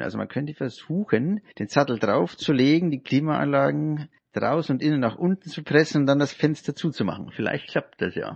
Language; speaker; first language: German; native; German